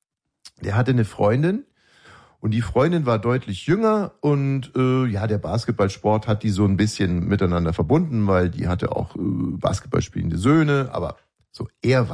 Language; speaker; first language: German; native; German